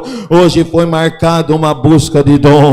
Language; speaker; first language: Portuguese; native; Portuguese